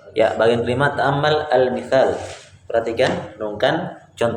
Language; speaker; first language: Indonesian; native; Indonesian